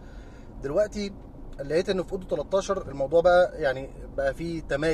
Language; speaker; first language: Arabic; native; Arabic